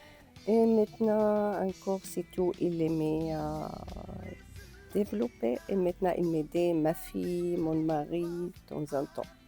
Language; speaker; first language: French; non-native, learner; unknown